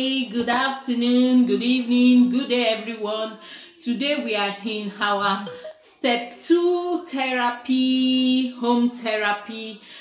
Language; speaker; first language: English; non-native, local second language; Igbo